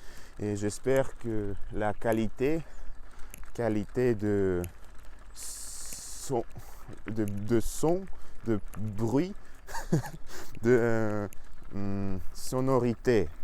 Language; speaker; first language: French; non-native, learner; Russian